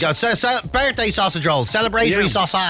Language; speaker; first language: English; native; English